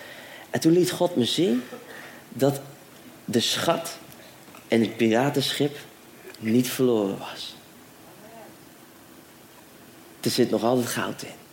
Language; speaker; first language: Dutch; native; Dutch